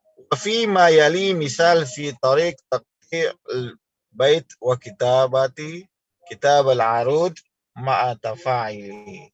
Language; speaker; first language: Arabic; non-native, fluent; Indonesian